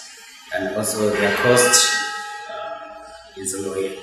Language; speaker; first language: English; non-native, learner; Chinese